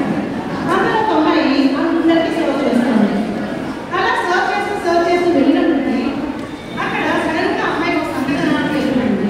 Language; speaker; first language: Telugu; native; Telugu